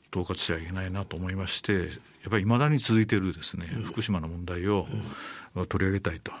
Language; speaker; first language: Japanese; native; Japanese